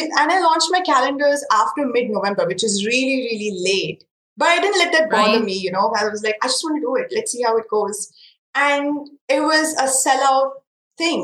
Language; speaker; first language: English; non-native, local second language; Marathi